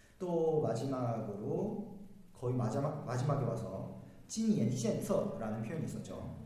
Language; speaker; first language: Korean; native; Korean